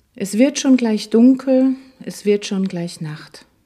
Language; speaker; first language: German; native; German